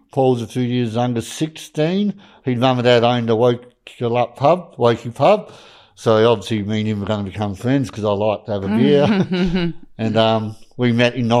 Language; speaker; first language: English; native; English